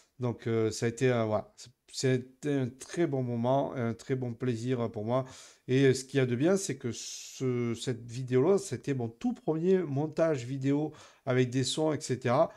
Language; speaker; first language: French; native; French